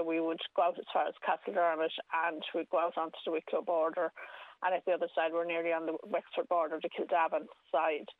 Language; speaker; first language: English; native; English